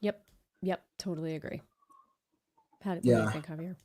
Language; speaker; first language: English; native; English